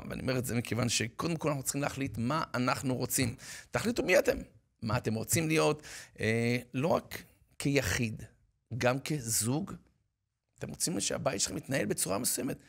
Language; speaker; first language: Hebrew; native; Hebrew